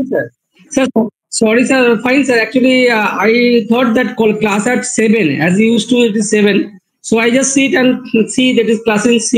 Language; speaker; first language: English; non-native, learner; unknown